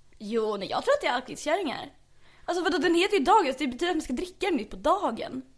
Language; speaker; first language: Swedish; native; Swedish